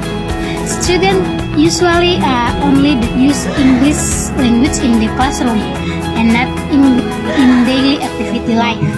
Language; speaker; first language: English; non-native, learner; Indonesian